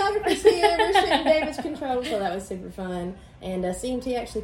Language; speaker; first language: English; native; English